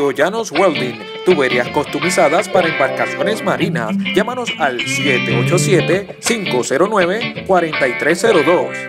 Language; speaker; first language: Spanish; native; Spanish